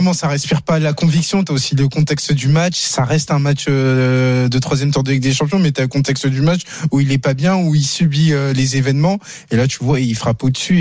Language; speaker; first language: French; native; French